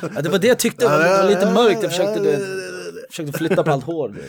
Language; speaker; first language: Swedish; native; Swedish